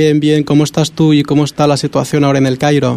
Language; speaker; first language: Spanish; native; Spanish